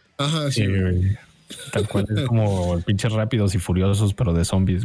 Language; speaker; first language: Spanish; native; Spanish